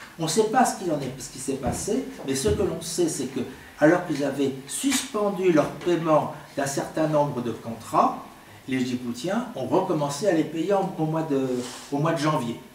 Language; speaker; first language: French; native; French